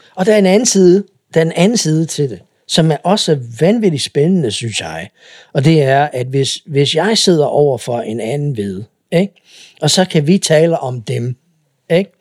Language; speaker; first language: Danish; non-native, fluent; English